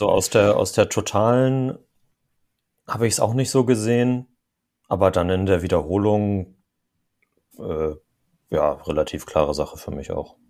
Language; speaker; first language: German; native; German